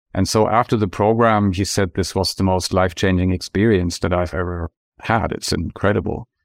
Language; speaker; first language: English; non-native, fluent; German